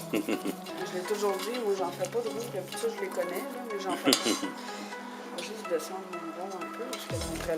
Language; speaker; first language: French; native; French